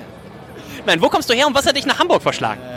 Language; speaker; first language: German; native; German